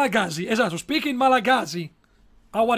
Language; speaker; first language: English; non-native, learner; Italian